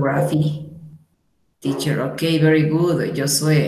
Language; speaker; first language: English; non-native, learner; Spanish